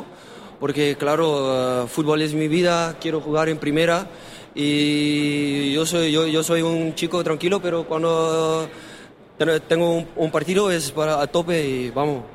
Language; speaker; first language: Spanish; non-native, learner; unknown